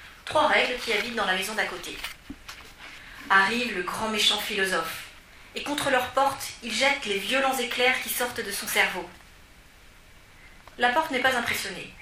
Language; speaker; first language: French; native; French